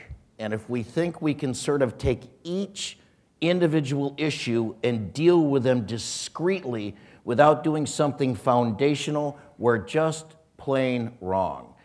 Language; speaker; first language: English; native; English